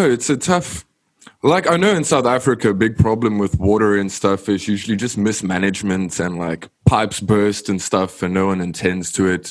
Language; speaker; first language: English; non-native, local second language; Afrikaans